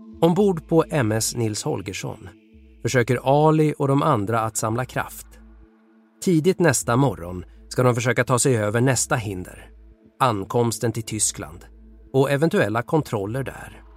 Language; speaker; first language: Swedish; native; Swedish